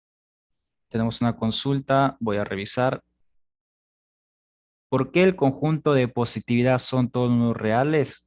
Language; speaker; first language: Spanish; native; Spanish